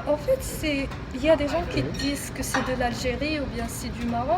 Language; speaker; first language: French; non-native, local second language; Arabic